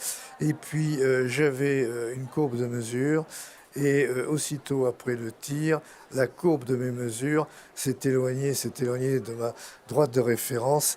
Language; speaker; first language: French; native; French